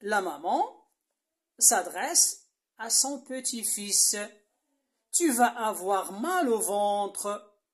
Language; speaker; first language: French; non-native, local second language; Arabic